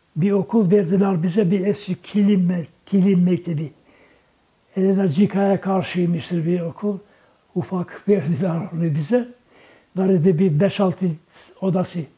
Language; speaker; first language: Turkish; native; Turkish